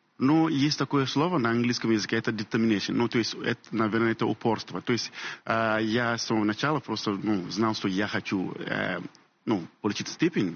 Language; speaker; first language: Russian; non-native, fluent; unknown